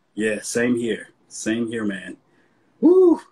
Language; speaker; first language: English; native; English